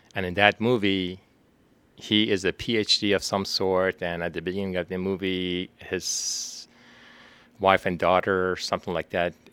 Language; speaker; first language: English; non-native, fluent; Persian